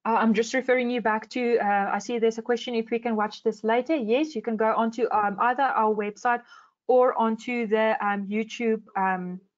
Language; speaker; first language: English; non-native, local second language; Afrikaans